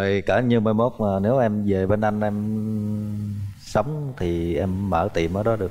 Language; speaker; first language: Vietnamese; native; Vietnamese